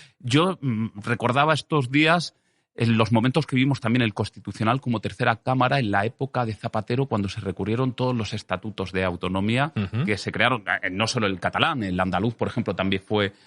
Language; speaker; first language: Spanish; native; Spanish